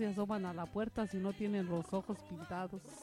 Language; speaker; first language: Spanish; native; Spanish